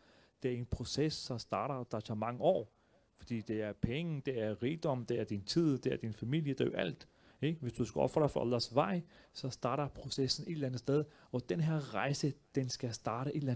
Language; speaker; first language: Danish; early bilingual, other home language; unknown